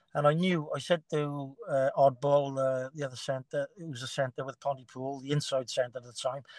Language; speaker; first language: English; native; English